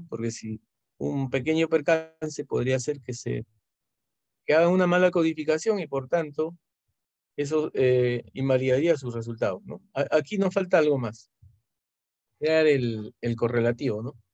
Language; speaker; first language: Spanish; native; Spanish